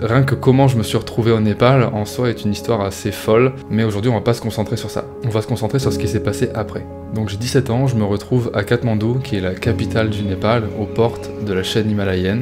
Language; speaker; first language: French; native; French